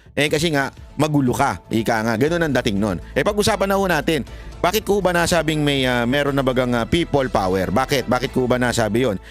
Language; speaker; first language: Filipino; native; Filipino